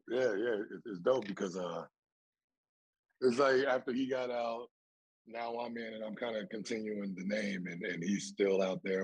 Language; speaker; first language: English; native; English